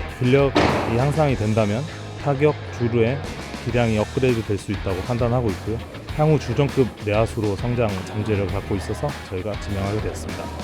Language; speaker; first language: Korean; native; Korean